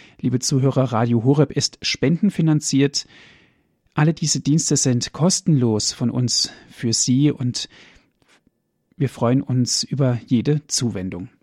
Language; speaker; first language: German; native; German